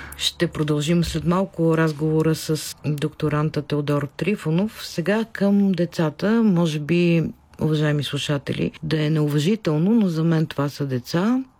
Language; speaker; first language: Bulgarian; native; Bulgarian